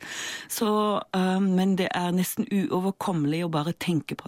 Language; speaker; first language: Norwegian; non-native, fluent; German